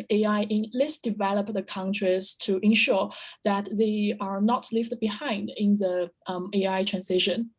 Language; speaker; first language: English; non-native, fluent; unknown